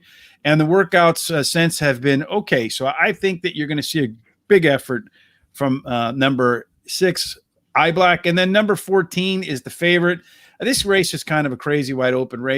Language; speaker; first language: English; native; English